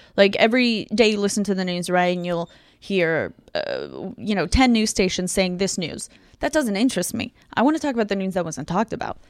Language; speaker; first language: English; non-native, fluent; Russian